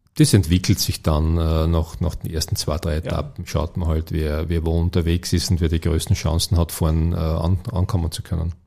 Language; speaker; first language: German; native; German